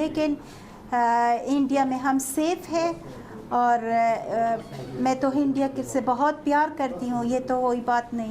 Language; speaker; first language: Hindi; non-native, fluent; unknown